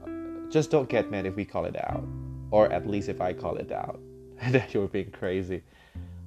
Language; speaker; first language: English; non-native, fluent; Indonesian